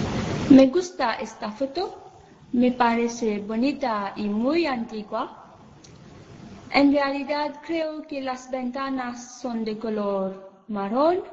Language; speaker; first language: Spanish; non-native, learner; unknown